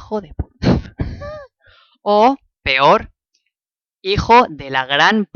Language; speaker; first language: Spanish; native; Spanish